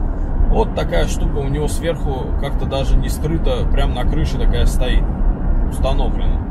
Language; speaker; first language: Russian; native; Russian